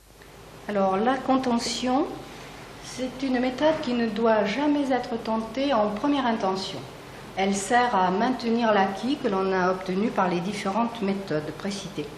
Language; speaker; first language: French; native; French